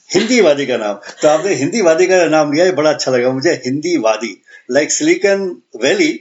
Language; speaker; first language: Hindi; native; Hindi